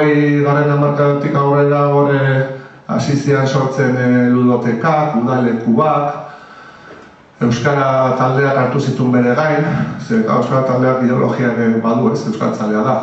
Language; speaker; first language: Basque; native; Basque